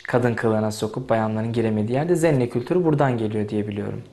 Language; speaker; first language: Turkish; native; Turkish